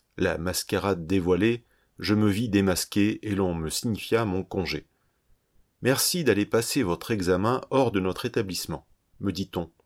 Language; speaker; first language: French; native; French